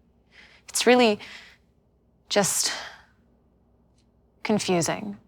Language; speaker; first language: English; native; English